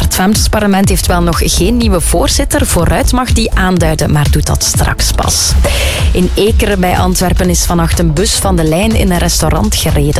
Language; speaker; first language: Dutch; native; Dutch